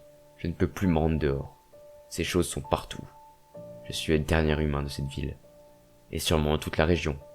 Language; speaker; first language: French; native; French